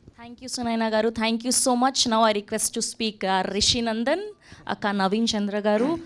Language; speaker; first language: Telugu; native; Telugu